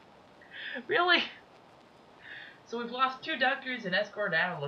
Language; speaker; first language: English; native; English